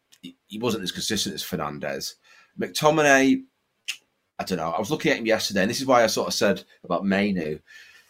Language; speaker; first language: English; native; English